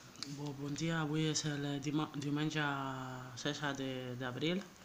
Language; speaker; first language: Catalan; non-native, learner; French